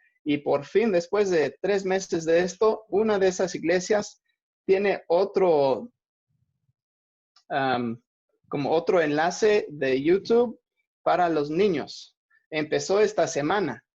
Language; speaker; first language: Spanish; non-native, fluent; English